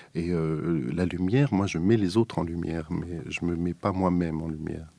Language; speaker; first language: French; native; French